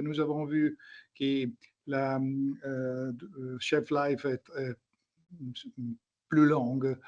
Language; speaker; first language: French; non-native, learner; Italian